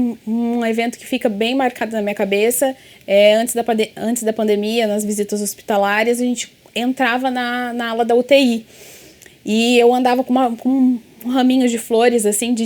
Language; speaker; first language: Portuguese; native; Portuguese